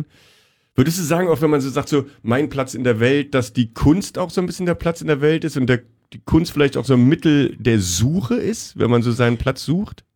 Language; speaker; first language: German; native; German